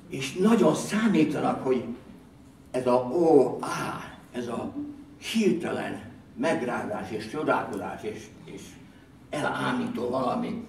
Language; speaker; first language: Hungarian; early bilingual, heritage; Hungarian